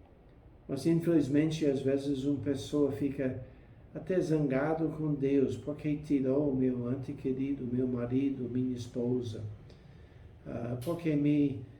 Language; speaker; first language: Portuguese; non-native, fluent; English